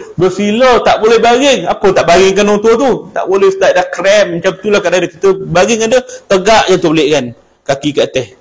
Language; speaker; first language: Malay; native; Malay